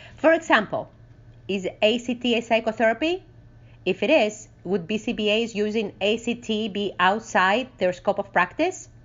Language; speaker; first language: English; non-native, fluent; Greek